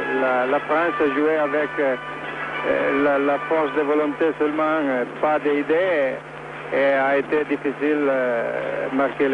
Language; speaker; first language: French; non-native, learner; Italian